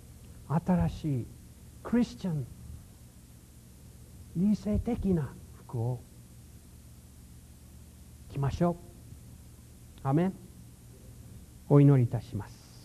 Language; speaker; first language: Japanese; non-native, fluent; English